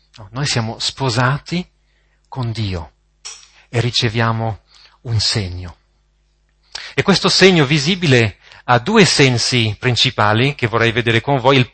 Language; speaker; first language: Italian; non-native, fluent; French